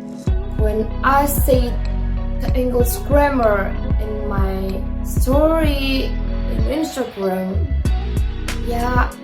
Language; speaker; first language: English; non-native, fluent; Indonesian